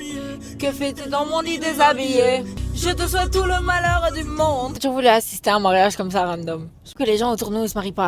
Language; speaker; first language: French; native; French